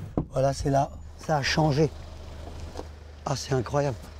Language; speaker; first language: French; native; French